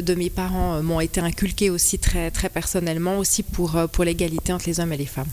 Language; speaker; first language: French; early bilingual, other home language; Spanish